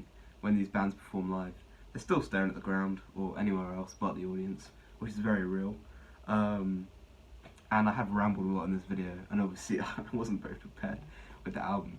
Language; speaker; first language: English; native; English